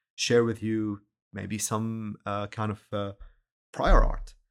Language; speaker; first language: English; non-native, fluent; Arabic